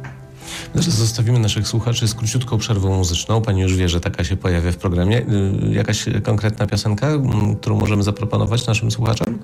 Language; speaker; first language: Polish; native; Polish